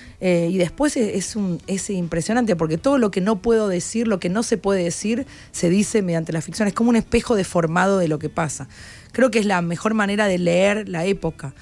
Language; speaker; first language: Spanish; native; Spanish